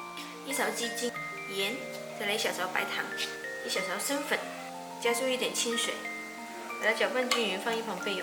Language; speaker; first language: Chinese; native; Chinese